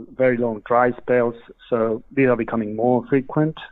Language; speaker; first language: English; non-native, fluent; Spanish